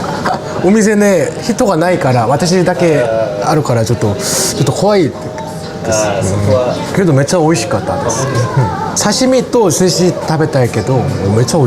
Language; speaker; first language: Japanese; non-native, learner; Korean